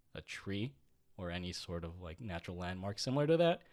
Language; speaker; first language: English; early bilingual, other home language; Filipino